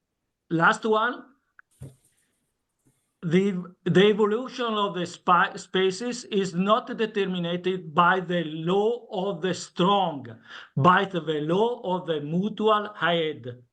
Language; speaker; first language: English; non-native, learner; Italian